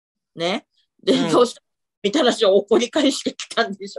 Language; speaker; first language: Japanese; native; Japanese